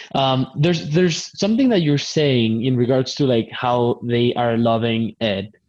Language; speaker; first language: English; non-native, fluent; Spanish